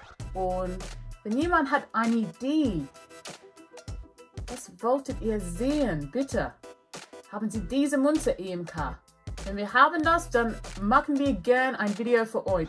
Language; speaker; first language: German; non-native, learner; English